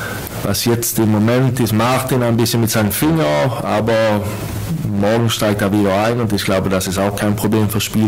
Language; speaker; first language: German; non-native, fluent; Swedish